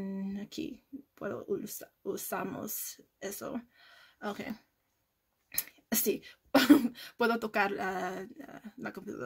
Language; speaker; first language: Spanish; non-native, learner; English